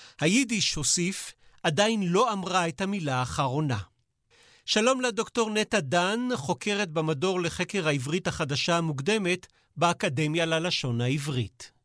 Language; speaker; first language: Hebrew; native; Hebrew